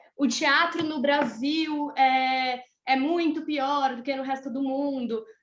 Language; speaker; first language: Portuguese; native; Portuguese